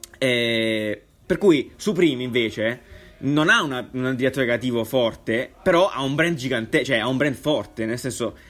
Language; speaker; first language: Italian; native; Italian